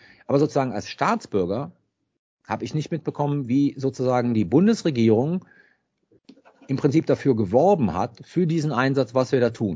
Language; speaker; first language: German; native; German